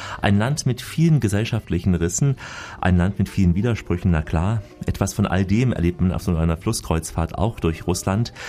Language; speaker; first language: German; native; German